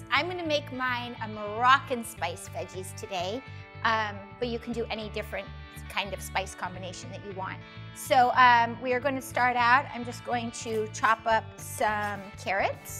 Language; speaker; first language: English; native; English